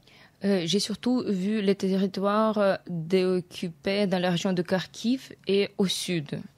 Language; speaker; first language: French; non-native, fluent; Ukrainian